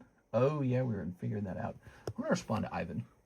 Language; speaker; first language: English; native; English